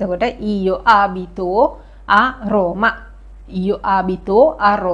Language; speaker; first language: Italian; non-native, fluent; Sinhala